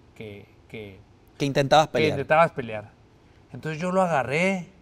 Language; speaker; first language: Spanish; native; Spanish